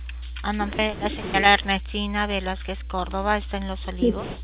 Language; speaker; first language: Spanish; native; Spanish